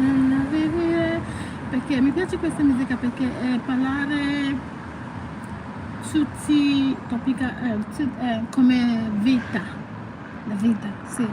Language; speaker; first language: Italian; non-native, learner; Igbo